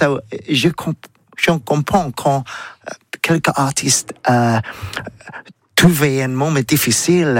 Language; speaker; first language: French; non-native, learner; English